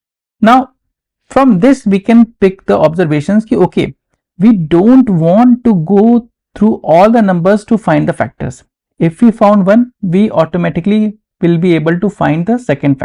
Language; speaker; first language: English; non-native, local second language; Hindi